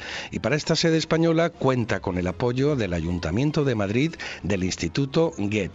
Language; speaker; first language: Spanish; native; Spanish